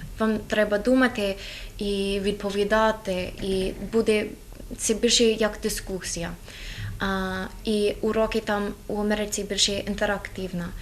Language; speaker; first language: Ukrainian; non-native, learner; English